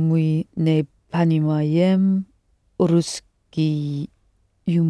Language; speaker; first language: Russian; non-native, learner; English